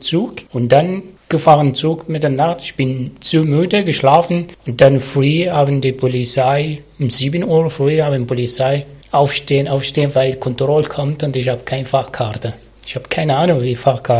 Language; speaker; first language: German; non-native, learner; Arabic